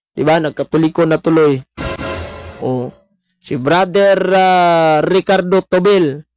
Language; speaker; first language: Filipino; non-native, local second language; Cebuano